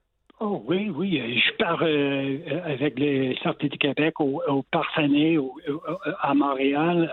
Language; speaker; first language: French; non-native, local second language; English